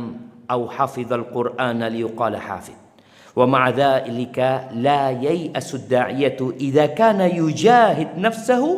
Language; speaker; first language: Arabic; non-native, fluent; Indonesian